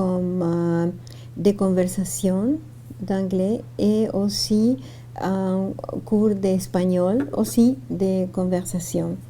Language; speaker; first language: French; non-native, fluent; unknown